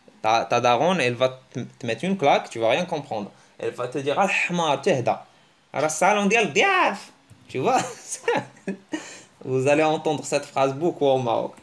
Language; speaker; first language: French; early bilingual, other home language; Arabic